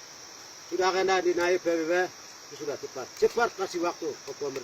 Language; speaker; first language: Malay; non-native, local second language; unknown